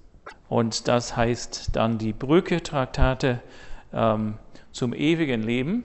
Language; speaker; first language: German; non-native, fluent; English